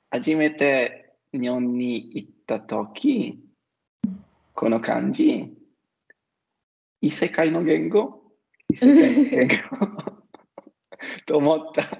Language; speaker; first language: Japanese; non-native, learner; Italian